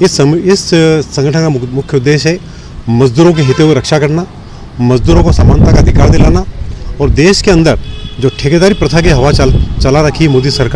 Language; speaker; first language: Hindi; native; Hindi